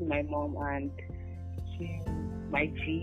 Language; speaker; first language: English; non-native, local second language; Yoruba